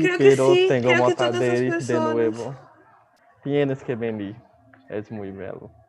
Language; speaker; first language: Spanish; non-native, learner; Portuguese